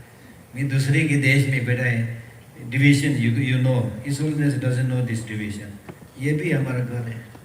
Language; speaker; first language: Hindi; early bilingual, other home language; Tibetan